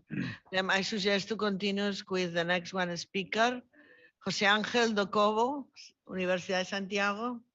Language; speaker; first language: English; non-native, learner; Spanish